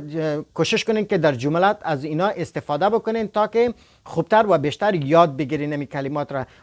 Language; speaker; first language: Persian; non-native, local second language; Pashto